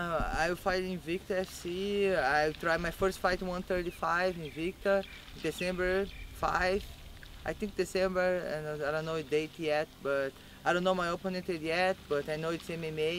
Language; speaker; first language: English; non-native, learner; Portuguese